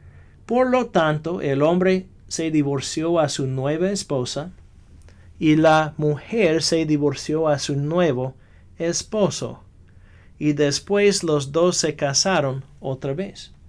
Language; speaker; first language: Spanish; non-native, fluent; English